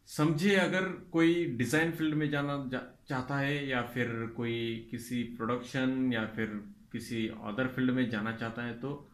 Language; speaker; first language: Hindi; non-native, local second language; Kannada